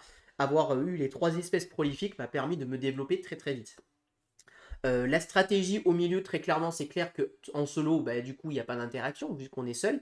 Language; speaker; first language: French; native; French